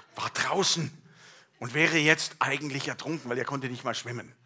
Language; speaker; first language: German; native; German